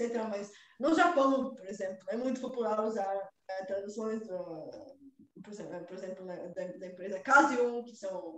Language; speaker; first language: Portuguese; non-native, fluent; Bulgarian